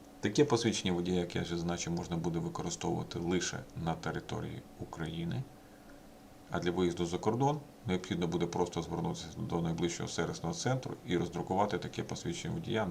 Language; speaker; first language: Ukrainian; native; Ukrainian